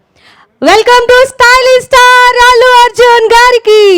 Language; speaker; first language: Telugu; native; Telugu